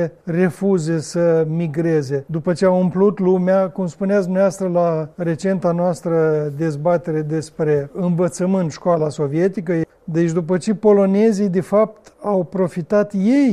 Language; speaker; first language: Romanian; native; Romanian